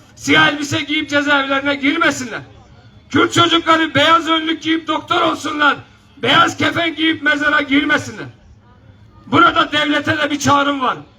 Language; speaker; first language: Turkish; non-native, local second language; Kurdish